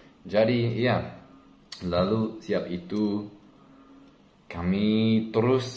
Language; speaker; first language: Indonesian; non-native, learner; English